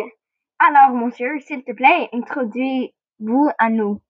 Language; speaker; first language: French; non-native, learner; English